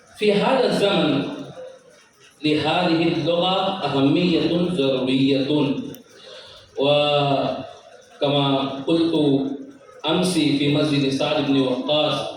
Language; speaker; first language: Arabic; non-native, fluent; Urdu